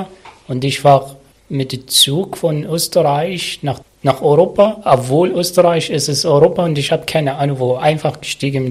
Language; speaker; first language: German; non-native, learner; Arabic